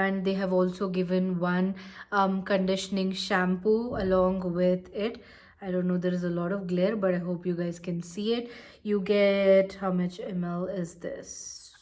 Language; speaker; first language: English; non-native, local second language; Hindi